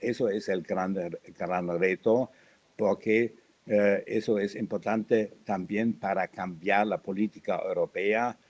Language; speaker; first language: Spanish; non-native, fluent; German